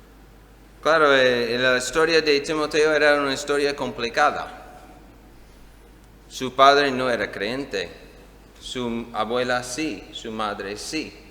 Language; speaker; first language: Spanish; non-native, fluent; English